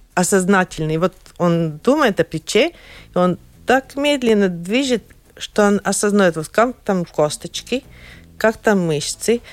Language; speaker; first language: Russian; non-native, learner; Latvian